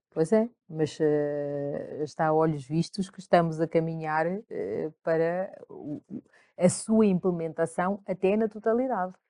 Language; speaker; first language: Portuguese; early bilingual, other home language; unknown